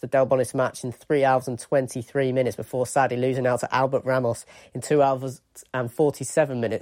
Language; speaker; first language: English; native; English